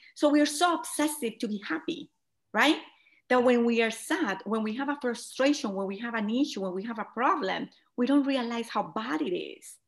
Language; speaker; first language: English; non-native, fluent; Spanish